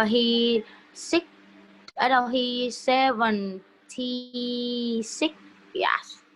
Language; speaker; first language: English; non-native, learner; Vietnamese